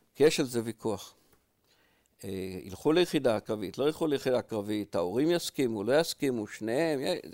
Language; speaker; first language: Hebrew; native; Hebrew